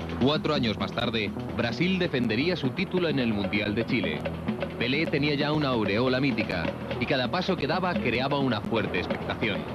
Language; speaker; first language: Spanish; native; Spanish